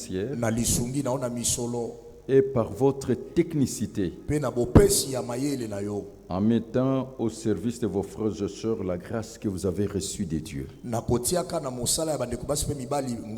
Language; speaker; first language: French; non-native, local second language; Lingala